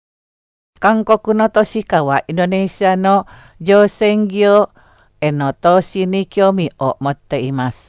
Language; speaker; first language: Japanese; non-native, fluent; Indonesian